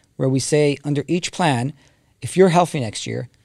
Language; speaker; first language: English; non-native, fluent; Hebrew